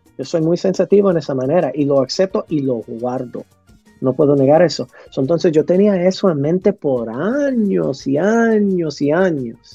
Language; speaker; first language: Spanish; early bilingual, heritage; English